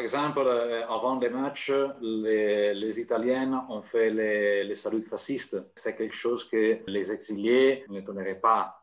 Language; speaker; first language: French; non-native, fluent; Italian